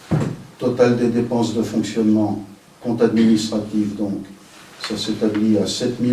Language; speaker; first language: French; native; French